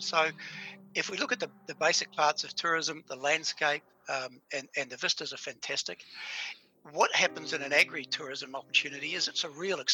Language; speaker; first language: English; native; English